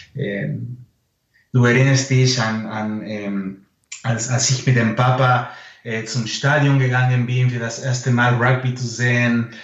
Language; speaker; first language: German; non-native, fluent; Spanish